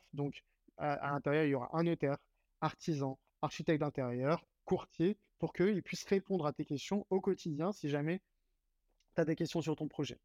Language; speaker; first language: French; native; French